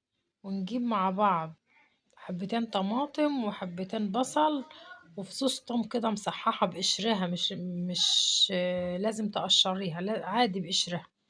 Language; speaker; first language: Arabic; native; Arabic